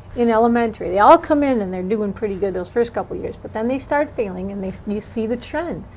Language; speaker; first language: English; native; English